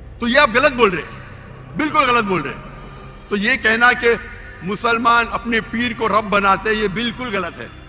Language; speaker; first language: Urdu; non-native, local second language; Konkani